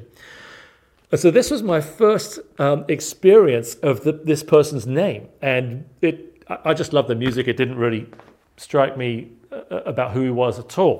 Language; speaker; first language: English; native; English